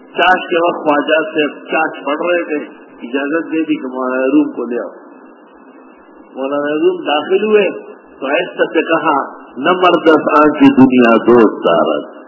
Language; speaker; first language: Urdu; non-native, local second language; Pashto